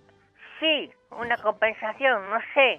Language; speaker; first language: Spanish; native; Spanish